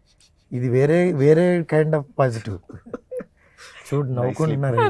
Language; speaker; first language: Telugu; native; Telugu